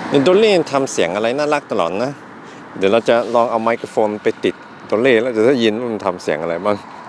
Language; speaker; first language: Thai; non-native, fluent; Norwegian